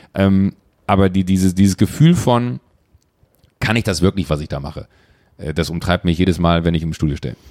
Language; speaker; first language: German; native; German